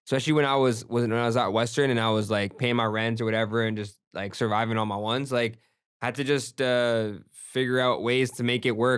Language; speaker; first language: English; early bilingual, other home language; Gujarati